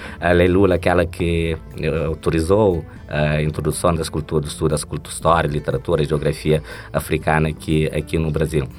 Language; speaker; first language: Portuguese; non-native, local second language; Kabuverdianu